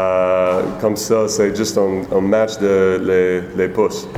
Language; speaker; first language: French; non-native, learner; English